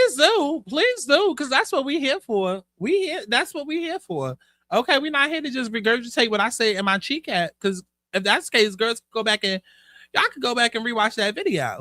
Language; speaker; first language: English; native; English